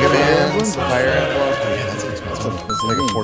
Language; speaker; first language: English; native; English